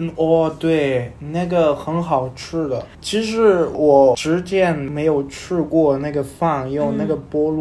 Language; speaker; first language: Chinese; non-native, learner; Spanish